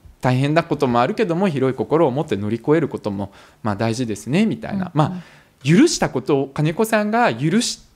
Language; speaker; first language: Japanese; early bilingual, other home language; Russian